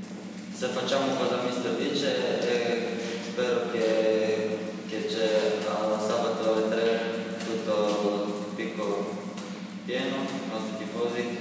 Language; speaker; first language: Italian; non-native, learner; Croatian